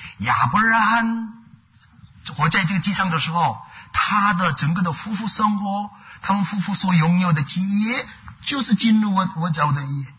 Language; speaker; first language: Chinese; non-native, fluent; Korean